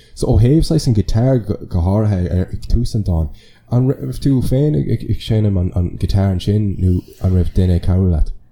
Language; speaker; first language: Irish; non-native, local second language; English